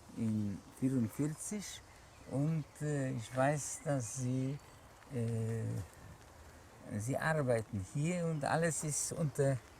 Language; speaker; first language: German; non-native, learner; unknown